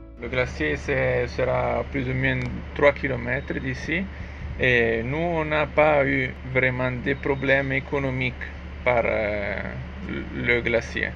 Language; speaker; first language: French; non-native, learner; Italian